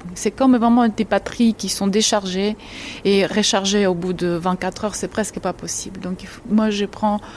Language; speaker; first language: French; non-native, fluent; Georgian